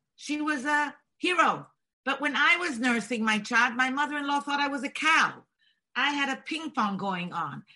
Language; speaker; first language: English; non-native, fluent; Bulgarian